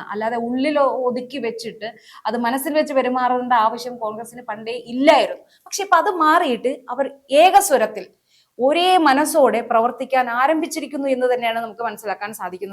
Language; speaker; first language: Malayalam; native; Malayalam